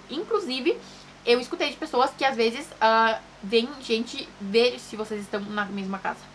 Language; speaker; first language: Portuguese; native; Portuguese